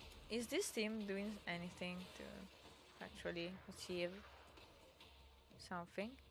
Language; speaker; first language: English; non-native, fluent; Italian